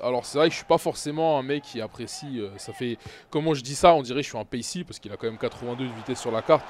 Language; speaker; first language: French; native; French